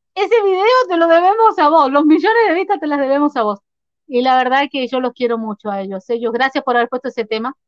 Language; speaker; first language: Spanish; native; Spanish